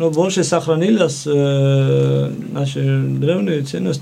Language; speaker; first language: Russian; non-native, fluent; Georgian